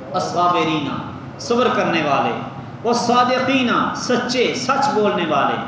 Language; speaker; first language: Urdu; non-native, local second language; Punjabi